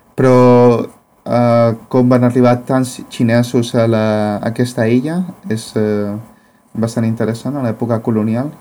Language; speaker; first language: Catalan; native; Catalan